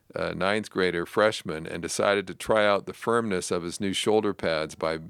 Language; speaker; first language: English; native; English